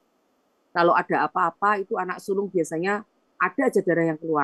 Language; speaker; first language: Indonesian; native; Indonesian